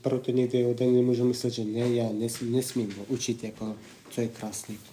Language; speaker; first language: Czech; non-native, fluent; Russian